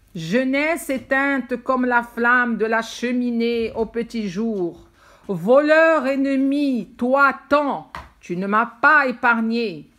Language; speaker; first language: French; non-native, local second language; Arabic